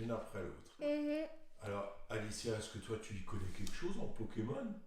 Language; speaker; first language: French; native; French